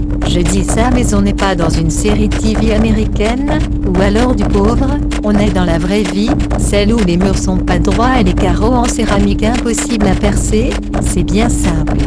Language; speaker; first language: French; native; French